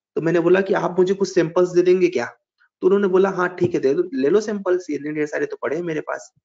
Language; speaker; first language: Hindi; native; Hindi